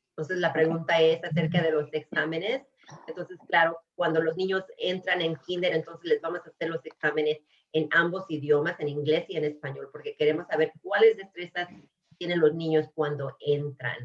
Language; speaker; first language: Spanish; early bilingual, other home language; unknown